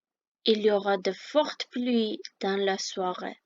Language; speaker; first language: French; non-native, fluent; Armenian